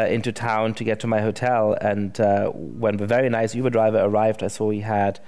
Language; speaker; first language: English; non-native, fluent; German